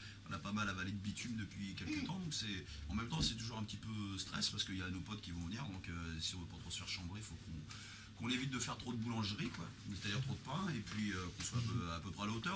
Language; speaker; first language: French; native; French